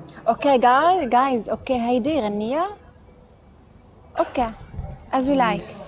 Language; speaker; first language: English; non-native, learner; Arabic